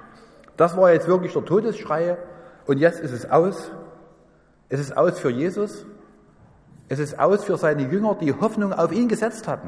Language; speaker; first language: German; native; German